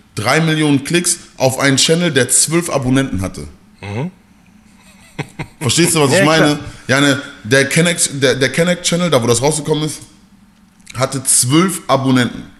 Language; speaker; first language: German; native; German